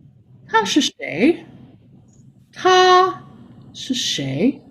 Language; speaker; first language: Chinese; non-native, fluent; English